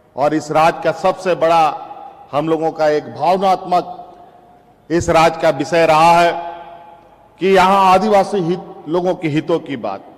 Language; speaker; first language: Hindi; native; Hindi